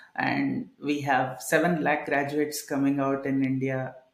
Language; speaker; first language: English; non-native, local second language; Telugu